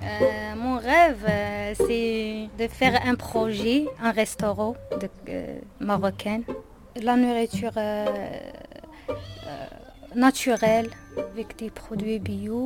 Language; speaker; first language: French; non-native, learner; Berber languages